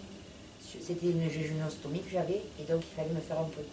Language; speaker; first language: French; native; French